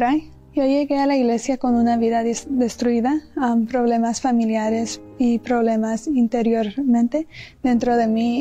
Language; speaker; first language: Spanish; early bilingual, heritage; Spanish